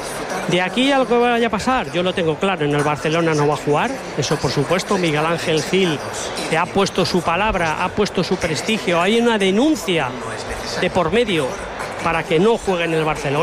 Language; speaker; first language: Spanish; native; Spanish